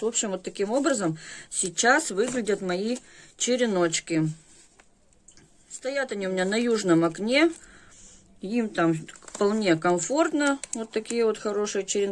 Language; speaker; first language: Russian; native; Russian